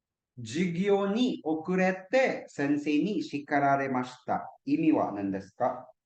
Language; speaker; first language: Japanese; non-native, fluent; Cebuano